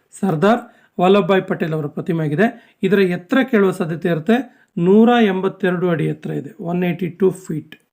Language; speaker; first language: Kannada; native; Kannada